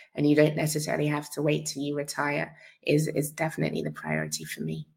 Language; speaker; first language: English; native; English